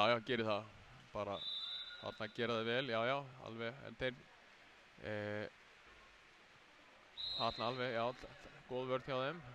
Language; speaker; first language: Icelandic; native; Icelandic